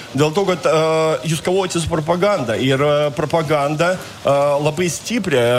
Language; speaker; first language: Lithuanian; non-native, fluent; Russian